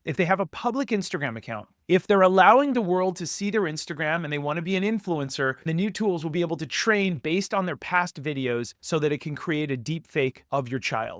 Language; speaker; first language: English; native; English